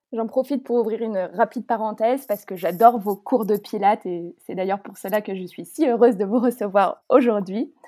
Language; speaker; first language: French; native; French